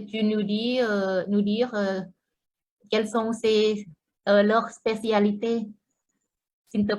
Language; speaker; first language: French; non-native, fluent; Thai